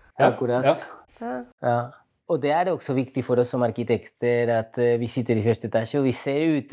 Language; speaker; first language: Norwegian; non-native, fluent; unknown